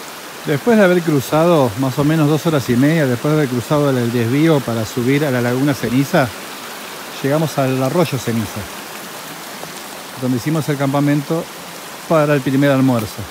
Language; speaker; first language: Spanish; native; Spanish